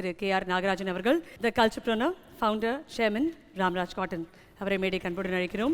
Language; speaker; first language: Tamil; native; Tamil